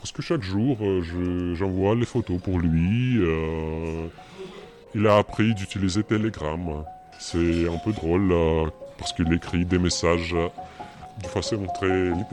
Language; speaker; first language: French; non-native, fluent; Russian